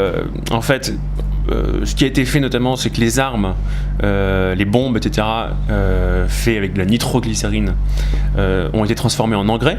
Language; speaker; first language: French; native; French